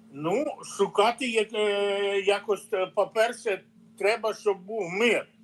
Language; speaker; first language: Ukrainian; native; Ukrainian